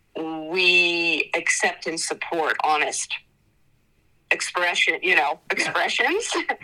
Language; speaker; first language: English; native; English